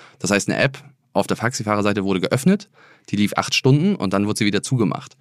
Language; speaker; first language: German; native; German